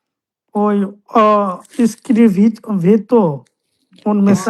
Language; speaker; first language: Italian; non-native, learner; Bangla